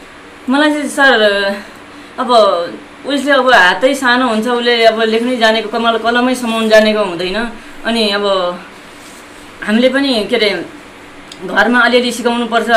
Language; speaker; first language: Nepali; non-native, local second language; Newari